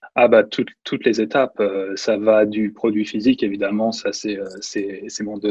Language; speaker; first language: French; native; French